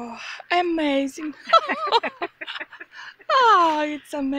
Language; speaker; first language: English; non-native, learner; Russian